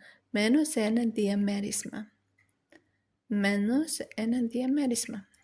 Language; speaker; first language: Greek; non-native, learner; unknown